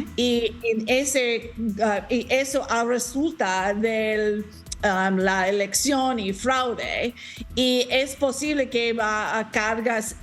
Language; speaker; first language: Spanish; non-native, learner; English